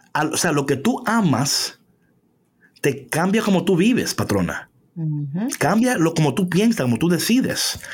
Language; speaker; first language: Spanish; early bilingual, heritage; Spanish